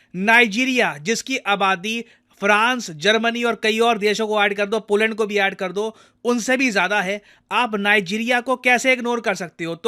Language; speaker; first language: Hindi; native; Hindi